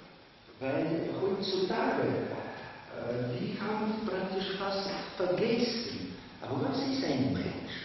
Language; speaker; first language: German; non-native, learner; Russian